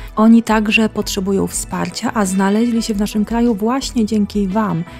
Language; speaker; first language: Polish; native; Polish